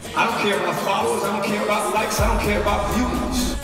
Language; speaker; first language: English; native; English